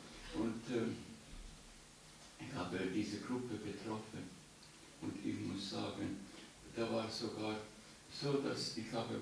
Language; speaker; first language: German; non-native, learner; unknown